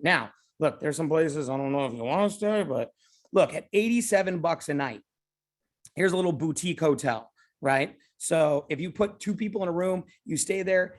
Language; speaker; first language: English; native; English